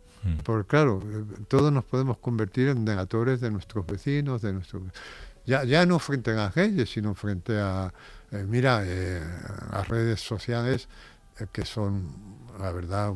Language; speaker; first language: Spanish; native; Spanish